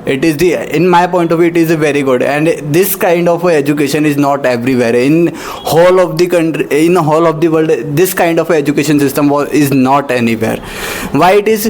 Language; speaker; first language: English; non-native, local second language; Hindi